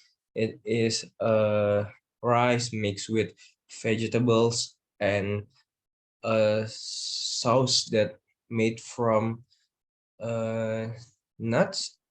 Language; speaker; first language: English; non-native, learner; Indonesian